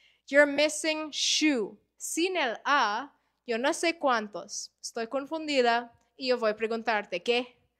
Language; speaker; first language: Spanish; non-native, fluent; English